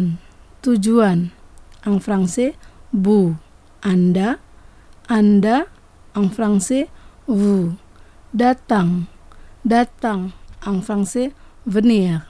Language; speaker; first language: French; non-native, fluent; Indonesian